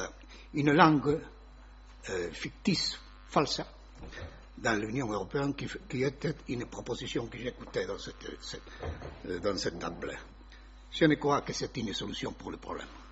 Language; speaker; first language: French; non-native, learner; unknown